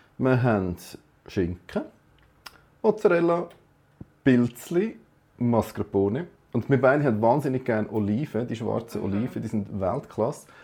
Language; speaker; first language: German; native; German